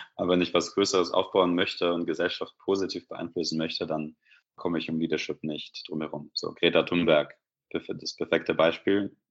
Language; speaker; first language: German; non-native, fluent; Russian